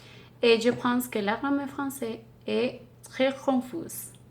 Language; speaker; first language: French; non-native, learner; Spanish